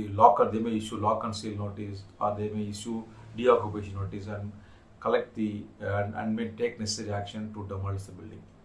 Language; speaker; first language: English; non-native, local second language; Tamil